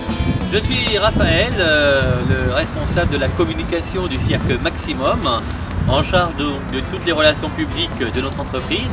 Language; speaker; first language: French; native; French